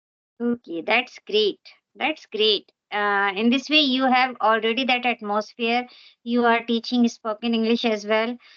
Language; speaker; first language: English; non-native, local second language; Hindi